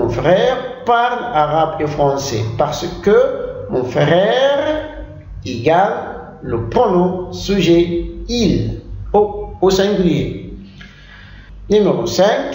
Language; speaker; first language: French; non-native, fluent; Arabic